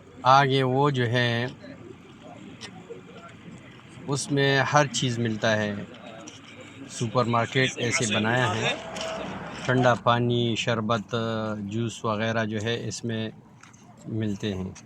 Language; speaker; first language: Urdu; non-native, local second language; Pashto